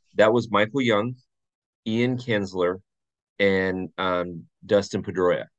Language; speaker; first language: English; native; English